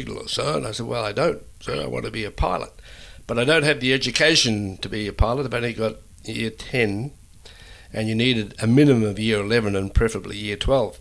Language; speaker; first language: English; native; English